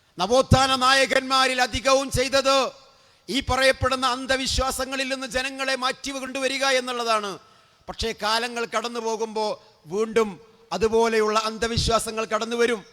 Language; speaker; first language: Malayalam; native; Malayalam